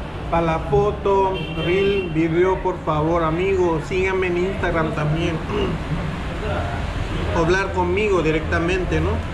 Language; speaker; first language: Spanish; non-native, fluent; Hindi